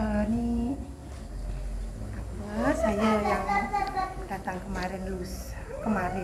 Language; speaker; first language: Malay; non-native, local second language; Javanese